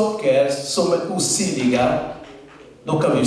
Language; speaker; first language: Swedish; non-native, learner; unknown